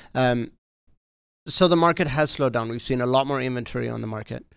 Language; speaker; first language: English; native; English